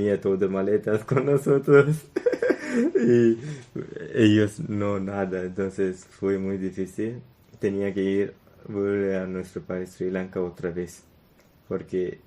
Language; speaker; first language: Spanish; non-native, learner; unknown